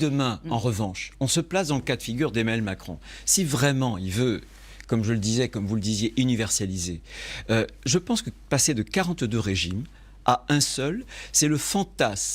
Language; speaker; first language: French; native; French